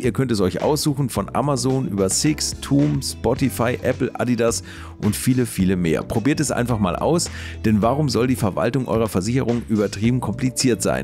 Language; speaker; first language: German; native; German